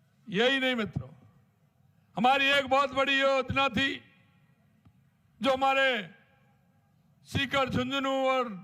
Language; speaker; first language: Hindi; native; Hindi